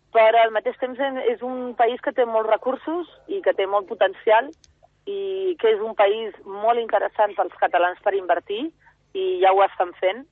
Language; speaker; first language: Catalan; early bilingual, other home language; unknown